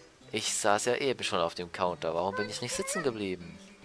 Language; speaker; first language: German; native; German